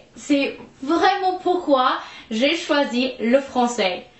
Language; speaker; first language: French; non-native, fluent; English